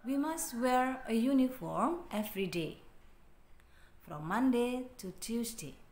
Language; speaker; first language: English; non-native, fluent; Indonesian